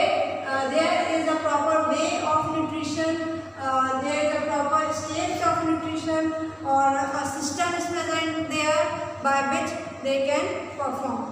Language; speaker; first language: English; non-native, local second language; Hindi